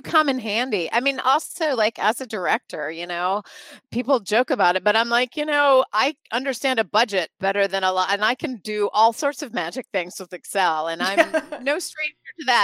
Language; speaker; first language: English; native; English